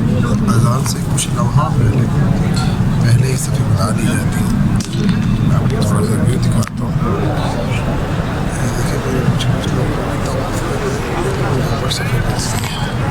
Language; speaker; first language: Urdu; native; Urdu